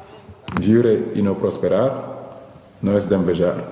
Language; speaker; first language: Catalan; non-native, learner; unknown